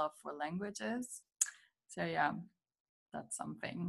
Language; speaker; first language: English; non-native, fluent; German